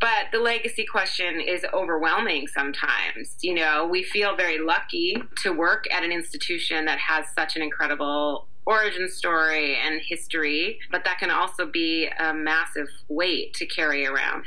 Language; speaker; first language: English; native; English